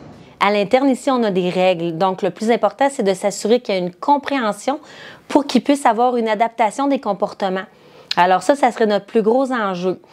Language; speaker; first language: French; native; French